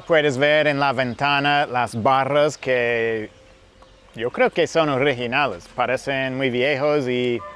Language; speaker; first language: Spanish; non-native, fluent; English